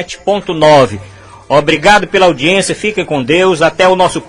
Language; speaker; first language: Portuguese; native; Portuguese